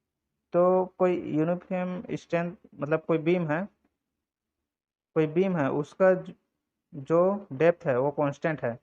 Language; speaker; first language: Hindi; native; Hindi